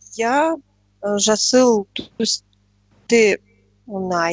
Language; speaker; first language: Kazakh; non-native, learner; Russian